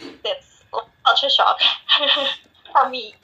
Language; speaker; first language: English; non-native, fluent; Indonesian